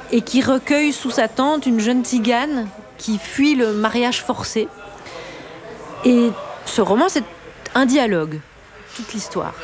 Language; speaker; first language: French; native; French